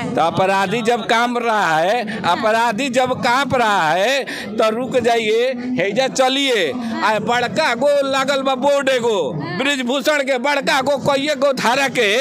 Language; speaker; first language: Hindi; native; Hindi